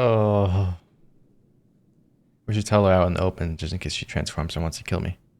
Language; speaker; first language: English; native; English